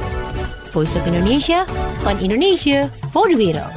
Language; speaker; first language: Dutch; non-native, fluent; Indonesian